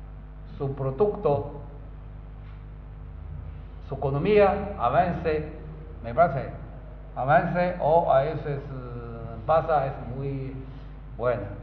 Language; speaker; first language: Spanish; non-native, learner; Chinese